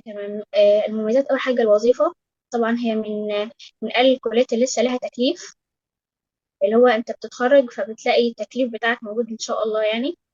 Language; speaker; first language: Arabic; native; Arabic